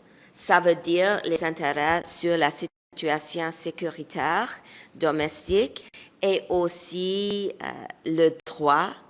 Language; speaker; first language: French; non-native, local second language; English